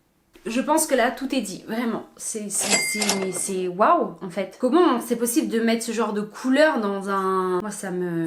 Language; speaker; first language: French; native; French